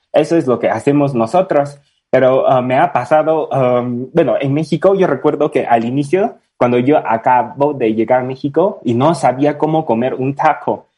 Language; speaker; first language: Spanish; non-native, fluent; Chinese